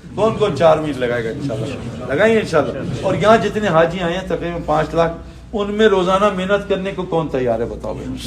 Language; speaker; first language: Urdu; native; Urdu